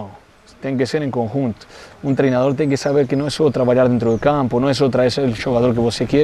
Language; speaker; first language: Portuguese; non-native, fluent; Spanish